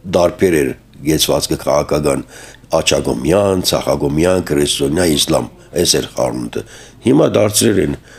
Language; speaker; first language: Armenian; early bilingual, heritage; Armenian